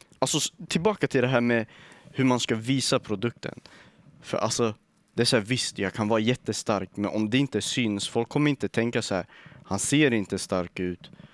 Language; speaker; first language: Swedish; early bilingual, other home language; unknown